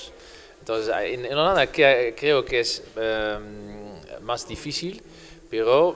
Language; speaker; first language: Spanish; non-native, learner; Dutch